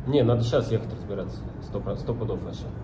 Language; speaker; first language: Russian; native; Russian